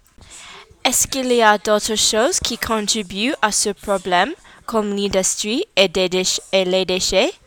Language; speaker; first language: French; non-native, learner; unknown